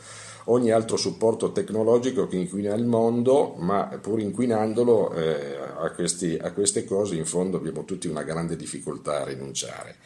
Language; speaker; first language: Italian; native; Italian